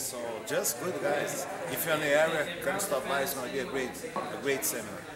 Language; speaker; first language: English; non-native, learner; Portuguese